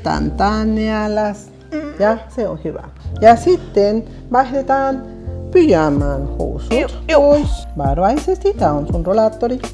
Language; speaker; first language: Finnish; non-native, learner; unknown